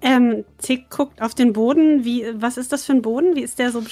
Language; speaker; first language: German; native; German